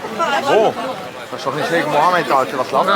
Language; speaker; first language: German; non-native, local second language; Croatian